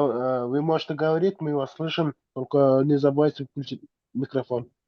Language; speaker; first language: Russian; non-native, local second language; Turkmen